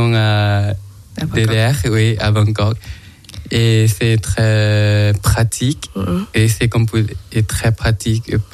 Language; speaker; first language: French; non-native, learner; Thai